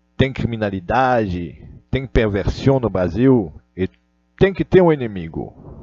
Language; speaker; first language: Portuguese; non-native, learner; Russian